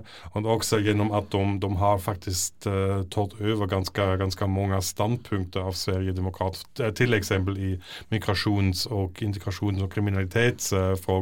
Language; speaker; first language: Norwegian; non-native, fluent; German